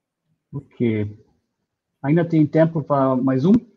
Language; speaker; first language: Portuguese; non-native, fluent; German